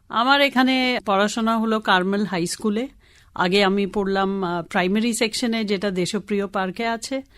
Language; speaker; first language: Bangla; non-native, local second language; Tamil